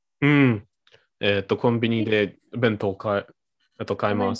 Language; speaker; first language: Japanese; non-native, learner; German